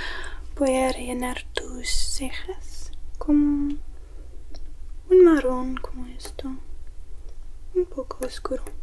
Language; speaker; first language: Spanish; non-native, learner; English